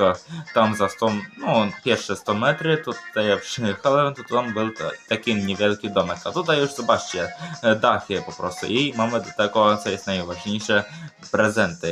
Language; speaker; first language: Polish; early bilingual, other home language; Ukrainian